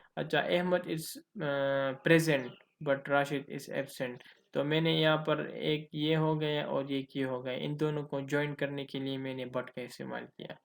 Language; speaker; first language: Urdu; non-native, local second language; Pashto